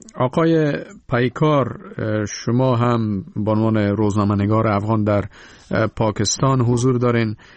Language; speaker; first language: Persian; native; Persian